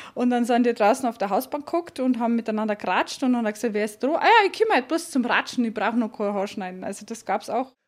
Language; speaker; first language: German; native; German